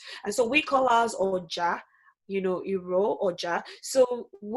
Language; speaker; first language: English; non-native, local second language; Yoruba